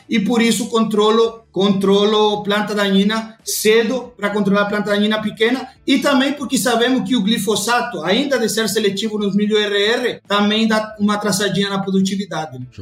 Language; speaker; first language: Portuguese; non-native, fluent; Spanish